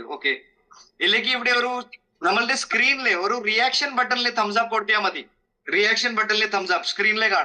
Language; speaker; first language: Malayalam; non-native, fluent; Hindi